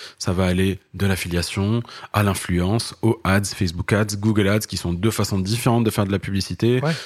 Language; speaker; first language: French; non-native, local second language; Arabic